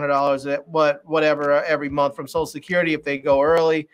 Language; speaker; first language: English; native; English